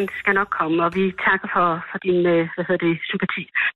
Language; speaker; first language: Danish; native; Danish